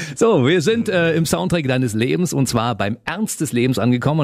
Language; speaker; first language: German; native; German